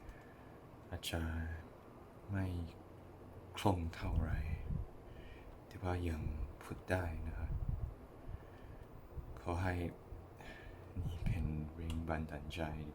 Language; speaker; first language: Thai; non-native, learner; English